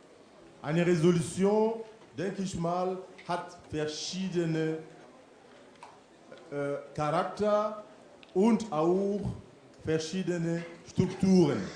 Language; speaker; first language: German; non-native, fluent; French